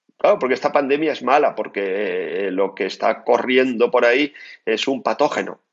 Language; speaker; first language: Spanish; native; Spanish